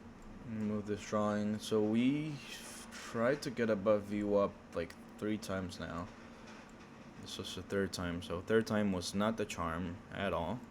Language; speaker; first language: English; early bilingual, other home language; Spanish